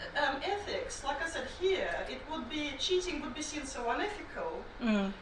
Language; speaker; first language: English; non-native, fluent; Russian